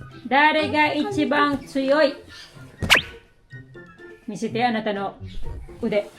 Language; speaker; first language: Japanese; non-native, fluent; Filipino